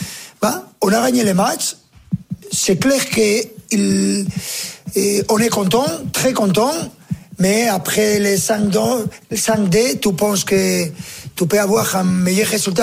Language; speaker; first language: French; non-native, fluent; Spanish